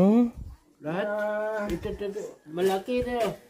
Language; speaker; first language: Filipino; non-native, learner; German